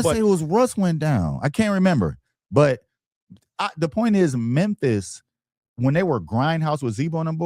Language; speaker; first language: English; native; English